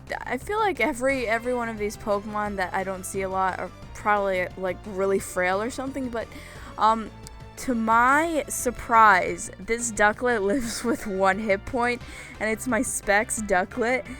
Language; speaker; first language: English; native; English